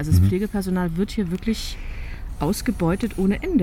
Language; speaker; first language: German; native; German